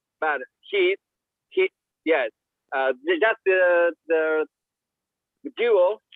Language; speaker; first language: English; non-native, learner; Japanese